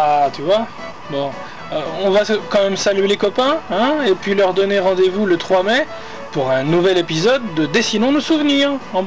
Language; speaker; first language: French; native; French